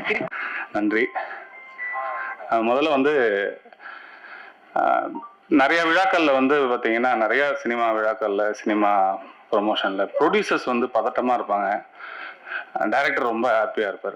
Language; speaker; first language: Tamil; native; Tamil